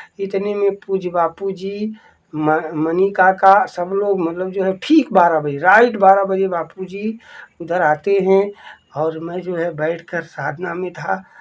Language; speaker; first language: Hindi; native; Hindi